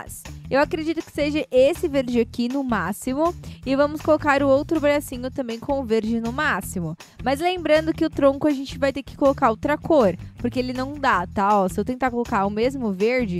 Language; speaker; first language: Portuguese; native; Portuguese